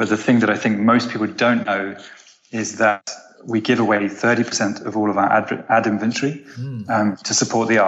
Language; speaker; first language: English; native; English